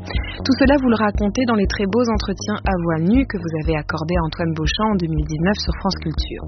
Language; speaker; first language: French; native; French